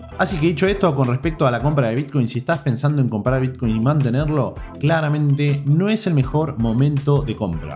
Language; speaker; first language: Spanish; native; Spanish